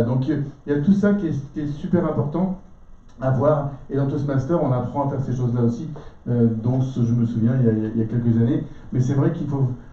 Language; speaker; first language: French; native; French